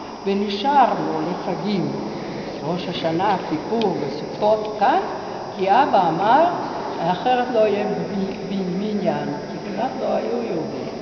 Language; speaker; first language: Hebrew; non-native, fluent; Italian